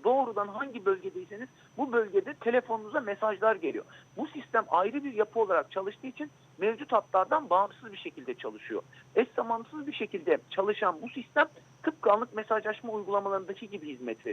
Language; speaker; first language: Turkish; native; Turkish